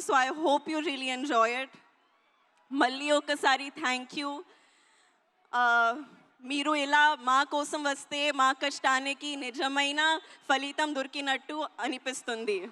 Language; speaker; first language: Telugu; non-native, learner; Hindi